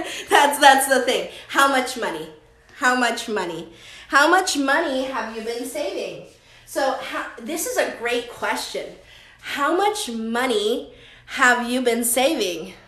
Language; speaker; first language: English; early bilingual, other home language; Spanish